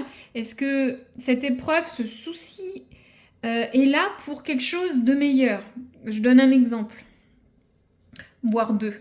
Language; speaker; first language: French; native; French